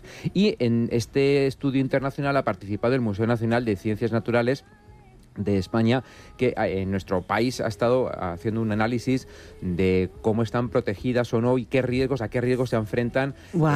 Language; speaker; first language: Spanish; native; Spanish